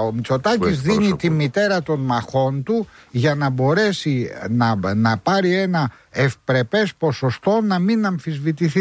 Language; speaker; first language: Greek; native; Greek